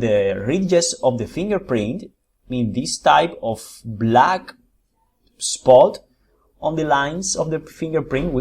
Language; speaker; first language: English; non-native, fluent; Spanish